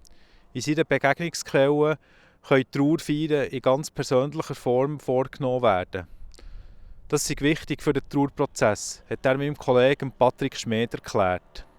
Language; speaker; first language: German; native; German